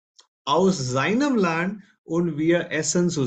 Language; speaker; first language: German; non-native, fluent; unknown